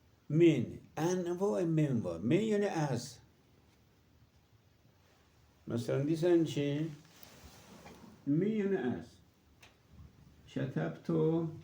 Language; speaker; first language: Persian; non-native, local second language; Azerbaijani